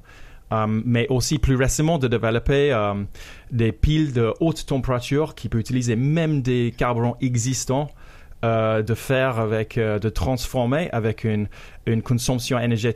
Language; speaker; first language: French; non-native, fluent; English